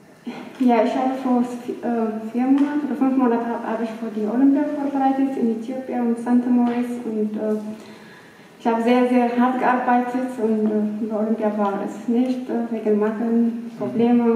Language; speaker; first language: German; non-native, learner; Amharic